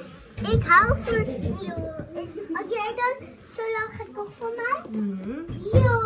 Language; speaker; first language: Dutch; early bilingual, other home language; Filipino